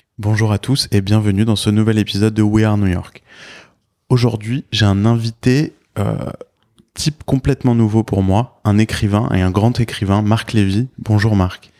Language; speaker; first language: French; native; French